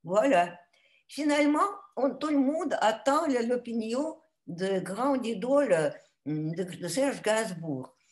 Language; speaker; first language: French; non-native, fluent; Russian